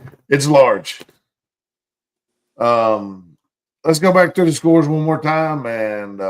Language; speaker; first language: English; native; English